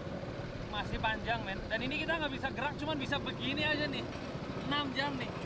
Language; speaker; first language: Indonesian; native; Indonesian